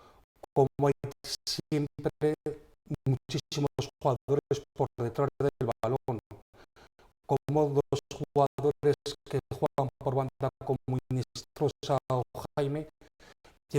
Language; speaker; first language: Spanish; native; Spanish